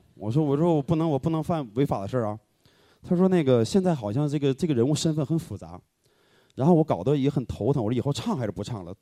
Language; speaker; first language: Chinese; native; Chinese